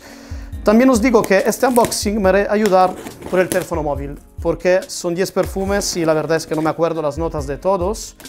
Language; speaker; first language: Spanish; non-native, fluent; Italian